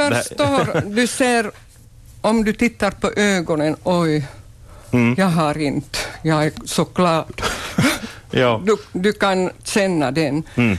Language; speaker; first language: Swedish; non-native, local second language; Finnish